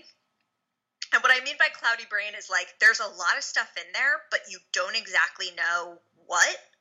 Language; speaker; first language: English; native; English